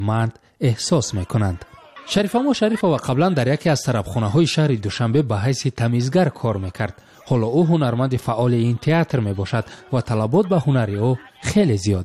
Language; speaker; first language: Tajik; native; Tajik